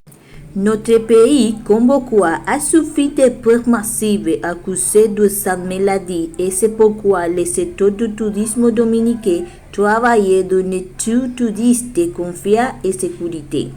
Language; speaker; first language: French; non-native, learner; Spanish